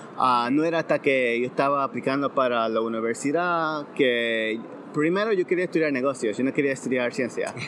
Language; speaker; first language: Spanish; early bilingual, heritage; Spanish